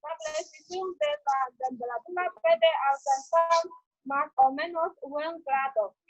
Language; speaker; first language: Spanish; non-native, learner; Chinese